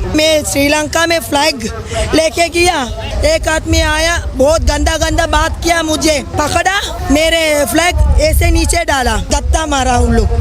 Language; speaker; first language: Hindi; non-native, learner; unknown